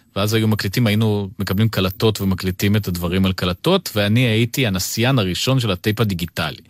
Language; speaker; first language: Hebrew; early bilingual, other home language; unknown